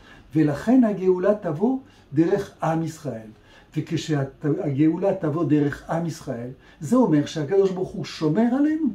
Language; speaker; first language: Hebrew; non-native, fluent; French